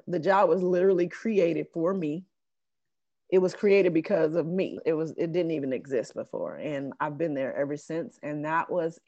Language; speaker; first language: English; native; English